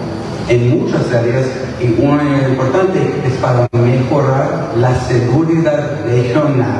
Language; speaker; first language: Spanish; non-native, fluent; English